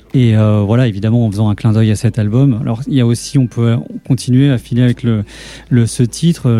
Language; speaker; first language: French; native; French